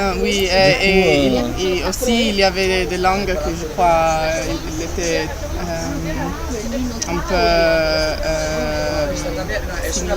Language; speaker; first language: French; non-native, learner; Italian